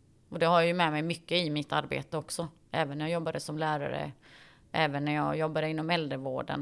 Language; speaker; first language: Swedish; early bilingual, other home language; Bosnian